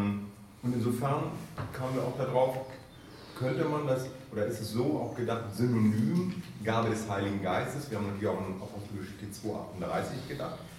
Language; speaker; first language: German; native; German